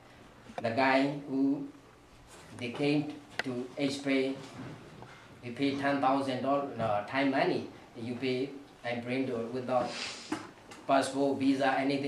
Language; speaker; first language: English; non-native, learner; Burmese